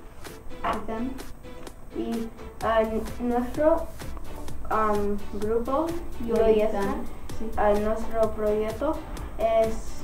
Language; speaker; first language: Spanish; non-native, learner; English